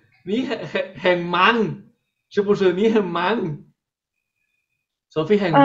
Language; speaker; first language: Chinese; non-native, fluent; Spanish